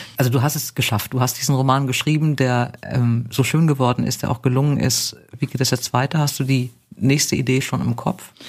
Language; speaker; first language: German; native; German